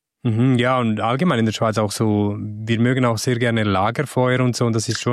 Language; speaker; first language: German; native; German